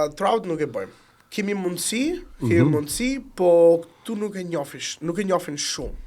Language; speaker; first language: Albanian; early bilingual, heritage; Italian